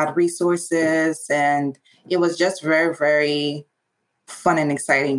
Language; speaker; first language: English; non-native, local second language; Igbo